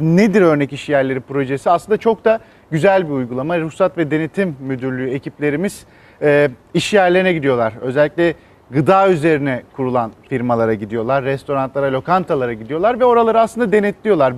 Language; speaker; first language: Turkish; native; Turkish